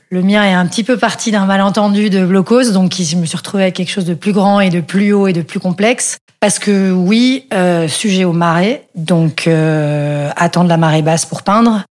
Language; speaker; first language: French; native; French